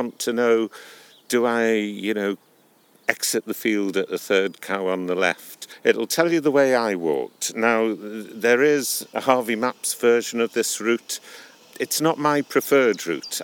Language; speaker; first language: English; native; English